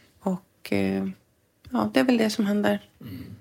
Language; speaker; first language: Swedish; native; Swedish